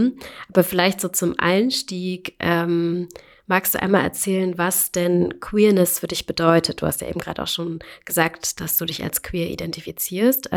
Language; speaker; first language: German; native; German